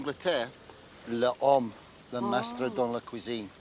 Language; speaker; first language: French; non-native, learner; English